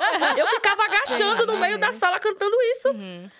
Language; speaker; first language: Portuguese; native; Portuguese